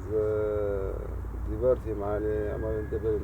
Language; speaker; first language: Hebrew; non-native, local second language; Arabic